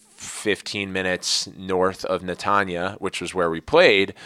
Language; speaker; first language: English; early bilingual, other home language; Arabic